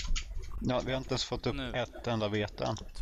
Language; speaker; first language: Swedish; native; Swedish